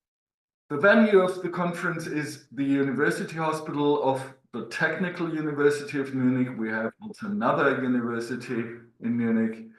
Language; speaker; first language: English; non-native, fluent; German